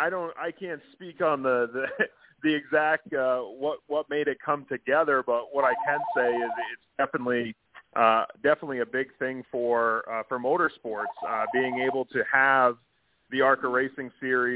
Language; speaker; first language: English; native; English